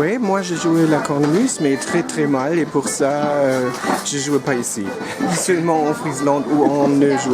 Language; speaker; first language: French; non-native, learner; German